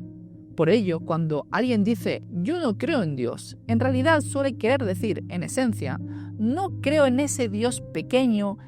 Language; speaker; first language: Spanish; native; Spanish